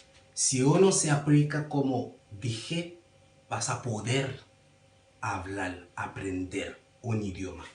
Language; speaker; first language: Spanish; non-native, learner; Haitian Creole